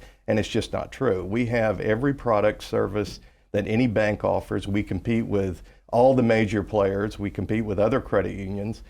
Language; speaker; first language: English; native; English